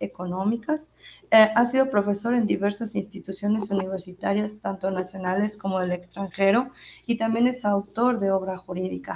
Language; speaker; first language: Spanish; native; Spanish